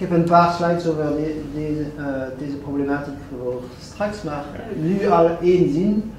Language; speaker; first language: Dutch; non-native, fluent; French